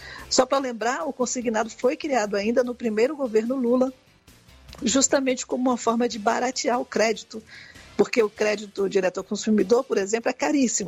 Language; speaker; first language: Portuguese; native; Portuguese